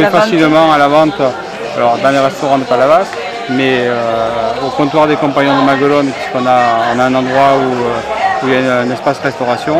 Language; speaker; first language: French; native; French